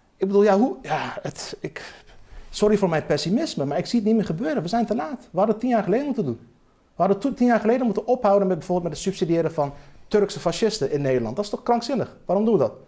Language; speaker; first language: Dutch; early bilingual, other home language; Turkish